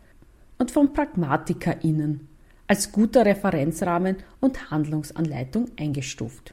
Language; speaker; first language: German; native; German